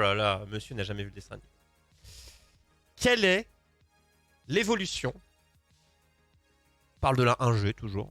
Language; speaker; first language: French; native; French